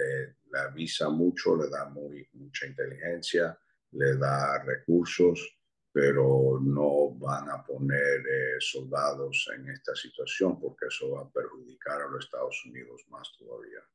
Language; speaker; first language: Spanish; early bilingual, heritage; Spanish